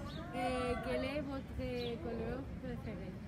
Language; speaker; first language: French; non-native, learner; Spanish